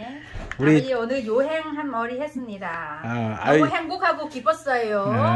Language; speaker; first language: Korean; non-native, learner; Vietnamese